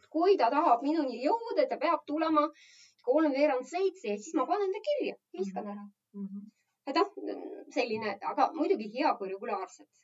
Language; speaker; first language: Estonian; non-native, local second language; Russian